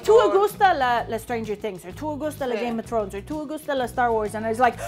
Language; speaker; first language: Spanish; non-native, learner; English